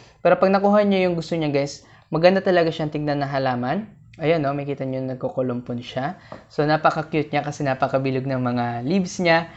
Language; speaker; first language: Filipino; native; Filipino